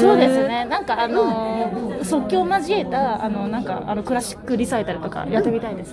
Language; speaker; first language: Japanese; native; Japanese